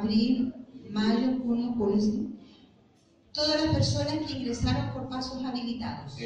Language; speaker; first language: Spanish; native; Spanish